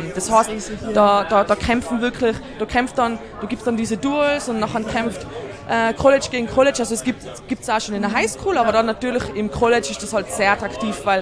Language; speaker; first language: German; native; German